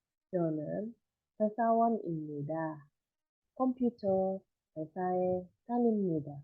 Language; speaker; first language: Korean; non-native, fluent; Indonesian